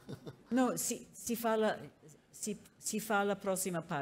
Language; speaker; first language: Italian; non-native, fluent; English